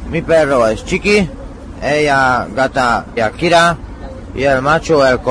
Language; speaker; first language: Spanish; non-native, learner; Hungarian